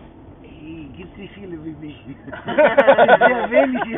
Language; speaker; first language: German; non-native, learner; Greek